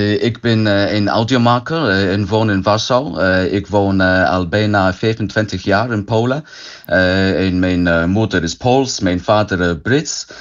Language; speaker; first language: Dutch; non-native, learner; English